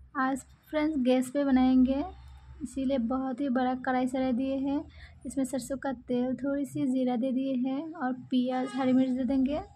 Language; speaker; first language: Hindi; non-native, local second language; Bangla